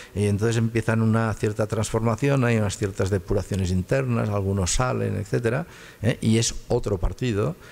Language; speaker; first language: Spanish; native; Spanish